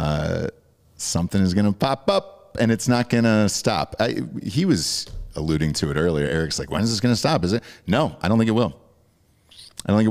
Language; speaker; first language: English; native; English